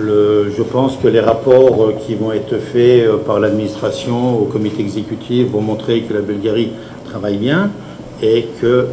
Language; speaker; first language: French; native; French